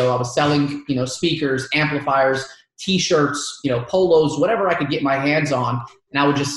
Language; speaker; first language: English; early bilingual, other home language; Arabic